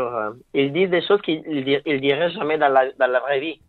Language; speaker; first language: French; non-native, fluent; Italian